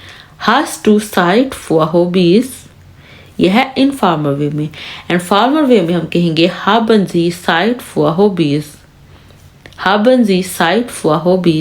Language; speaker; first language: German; non-native, fluent; Urdu